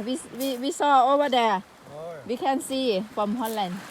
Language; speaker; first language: English; non-native, learner; Thai